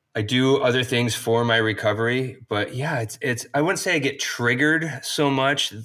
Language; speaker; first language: English; native; English